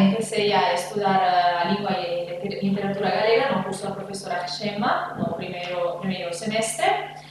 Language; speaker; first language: Galician; non-native, learner; Italian